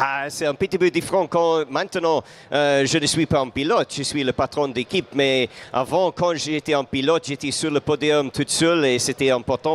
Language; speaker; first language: French; non-native, fluent; English